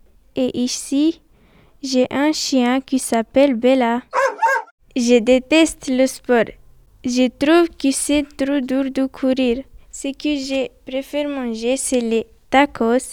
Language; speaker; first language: French; non-native, learner; Romanian